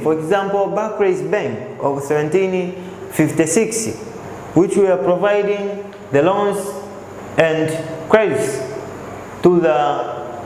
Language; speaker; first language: English; non-native, local second language; Swahili